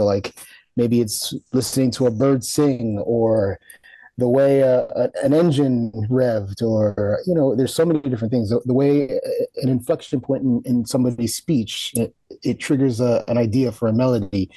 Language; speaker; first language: English; native; English